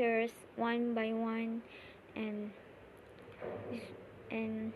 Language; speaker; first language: English; non-native, learner; Malay